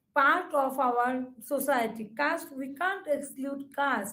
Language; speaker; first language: English; non-native, local second language; Assamese